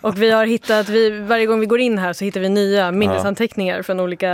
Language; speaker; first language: Swedish; native; Swedish